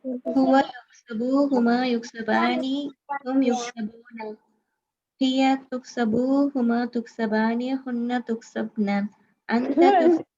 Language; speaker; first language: Arabic; non-native, learner; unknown